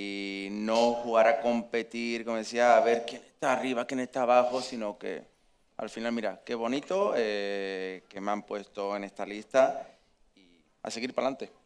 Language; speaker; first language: Spanish; native; Spanish